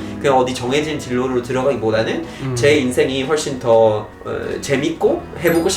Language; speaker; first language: Korean; non-native, fluent; English